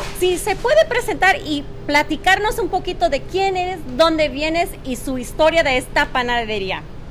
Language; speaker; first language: Spanish; early bilingual, heritage; Spanish